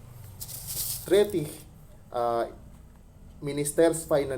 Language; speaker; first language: Russian; non-native, learner; Indonesian